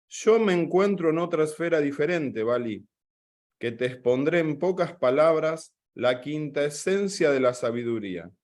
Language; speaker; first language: Spanish; native; Spanish